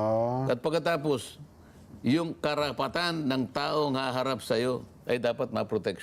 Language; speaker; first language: Filipino; native; Filipino